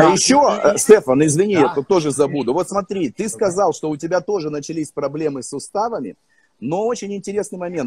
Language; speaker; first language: Russian; native; Russian